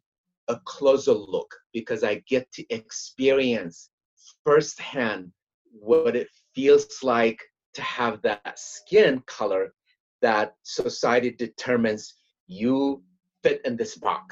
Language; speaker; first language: English; non-native, fluent; Tigrinya